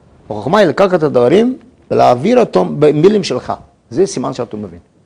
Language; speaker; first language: Hebrew; non-native, fluent; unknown